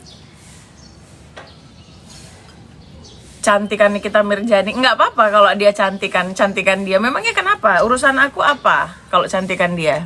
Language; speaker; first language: Indonesian; native; Indonesian